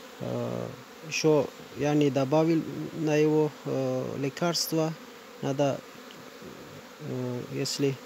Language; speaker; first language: Russian; non-native, learner; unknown